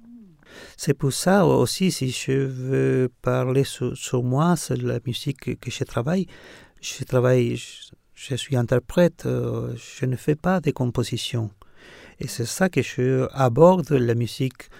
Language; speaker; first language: French; non-native, learner; Spanish